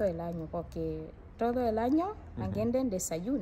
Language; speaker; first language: Spanish; non-native, learner; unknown